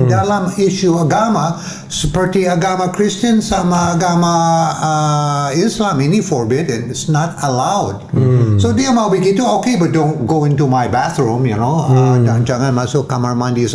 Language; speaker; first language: Indonesian; non-native, fluent; English